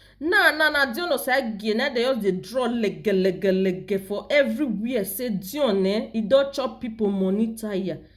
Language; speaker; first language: Nigerian Pidgin; non-native, local second language; Yoruba